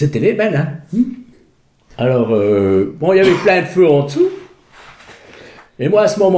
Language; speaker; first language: French; native; French